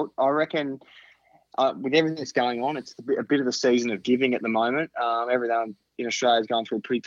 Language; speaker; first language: English; native; English